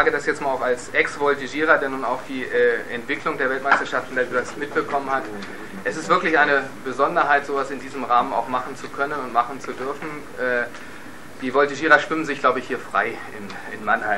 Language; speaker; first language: German; native; German